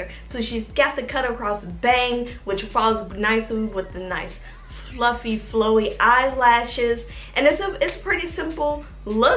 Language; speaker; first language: English; native; English